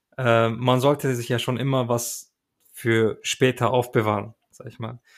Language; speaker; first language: German; early bilingual, other home language; Turkish